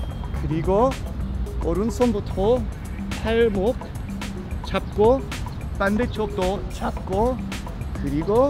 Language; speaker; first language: Korean; non-native, fluent; English